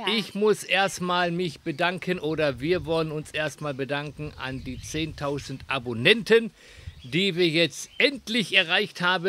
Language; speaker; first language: German; native; German